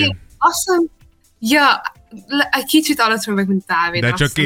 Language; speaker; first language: Hungarian; early bilingual, heritage; Hungarian